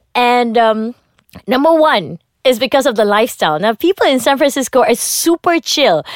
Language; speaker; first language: English; non-native, local second language; Malay